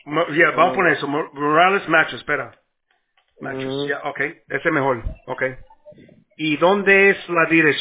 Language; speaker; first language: Spanish; early bilingual, heritage; Spanish